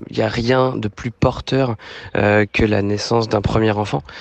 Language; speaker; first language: French; native; French